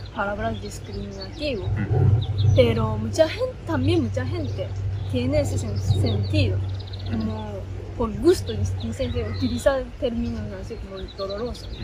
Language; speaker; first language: Spanish; non-native, fluent; Japanese